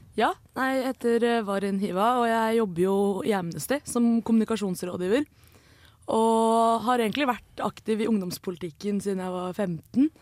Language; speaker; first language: Norwegian; early bilingual, other home language; Kurdish